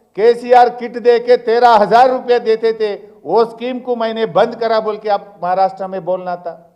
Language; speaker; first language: Hindi; non-native, local second language; Telugu